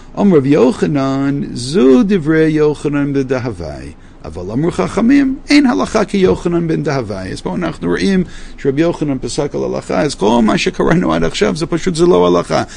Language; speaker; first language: Hebrew; non-native, fluent; English